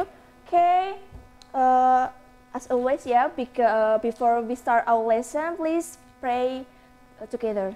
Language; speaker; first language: English; non-native, learner; Indonesian